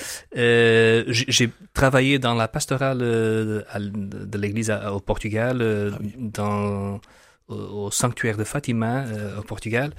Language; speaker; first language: French; non-native, fluent; Portuguese